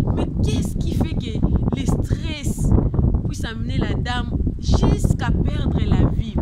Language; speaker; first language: French; non-native, local second language; Lingala